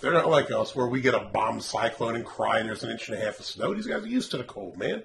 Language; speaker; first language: English; native; English